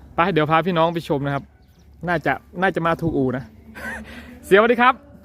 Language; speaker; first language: Thai; non-native, local second language; Northern Khmer